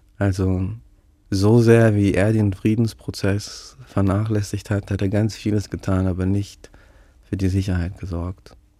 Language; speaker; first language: German; early bilingual, other home language; Russian